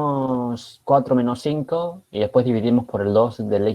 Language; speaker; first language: Spanish; native; Spanish